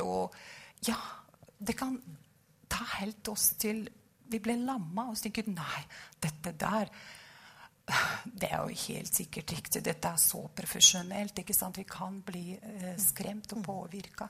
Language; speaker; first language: Norwegian; non-native, fluent; Russian